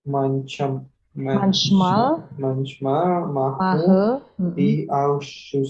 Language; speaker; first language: German; non-native, learner; Indonesian